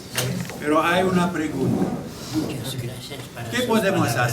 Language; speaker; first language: Spanish; non-native, learner; Romanian